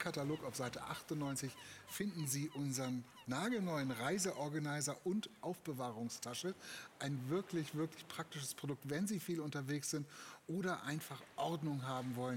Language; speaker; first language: German; native; German